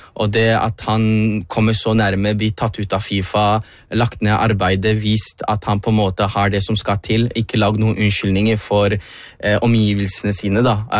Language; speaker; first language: Norwegian; early bilingual, other home language; Somali